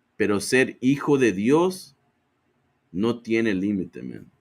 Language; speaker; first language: Spanish; early bilingual, other home language; English